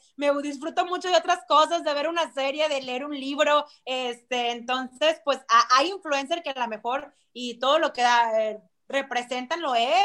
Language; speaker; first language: Spanish; native; Spanish